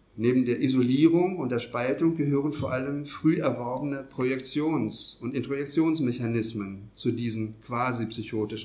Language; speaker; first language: German; native; German